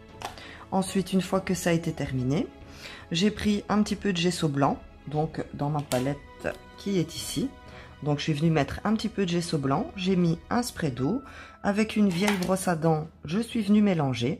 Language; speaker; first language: French; native; French